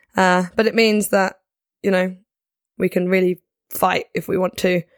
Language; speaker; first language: English; native; English